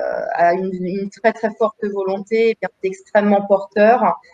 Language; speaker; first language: French; native; French